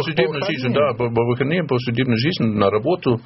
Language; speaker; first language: Russian; non-native, fluent; German